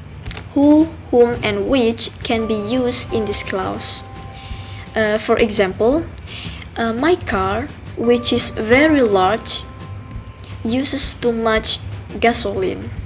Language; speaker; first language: English; non-native, learner; Indonesian